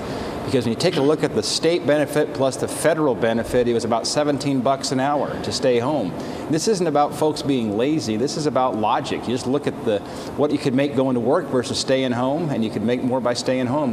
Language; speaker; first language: English; native; English